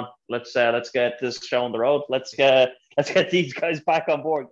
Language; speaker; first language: English; native; English